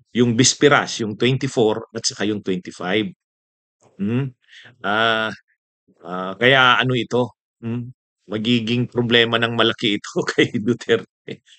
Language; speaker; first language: Filipino; non-native, local second language; Bikol